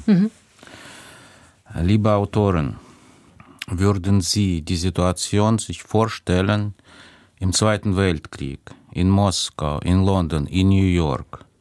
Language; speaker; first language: German; non-native, fluent; Russian